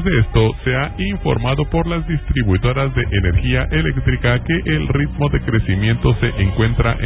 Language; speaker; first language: Spanish; native; Spanish